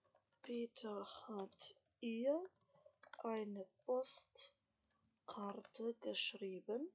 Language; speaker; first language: German; non-native, fluent; Macedonian